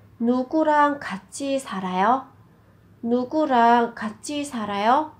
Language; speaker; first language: Korean; non-native, fluent; Vietnamese